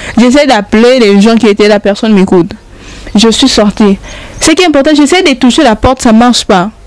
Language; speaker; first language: French; non-native, local second language; Lingala